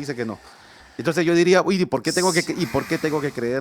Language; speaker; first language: Spanish; native; Spanish